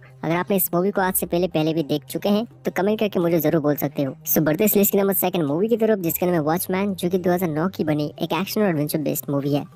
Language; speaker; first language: Hindi; native; Hindi